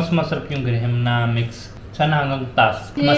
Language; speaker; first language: Filipino; non-native, learner; Hindi